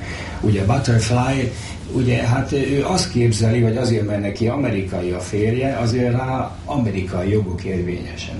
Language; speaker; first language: Hungarian; native; Hungarian